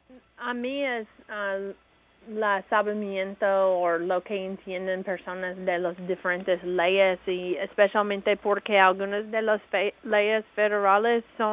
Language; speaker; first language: Spanish; non-native, learner; English